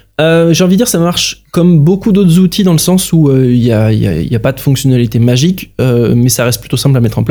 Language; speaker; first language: French; native; French